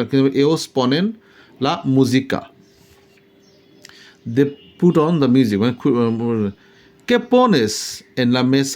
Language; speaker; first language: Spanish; non-native, fluent; Bangla